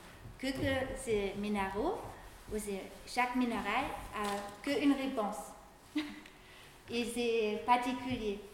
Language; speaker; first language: French; non-native, fluent; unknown